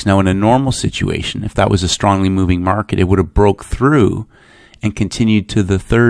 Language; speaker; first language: English; native; English